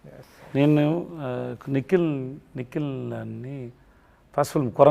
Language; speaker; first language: Telugu; non-native, learner; Tamil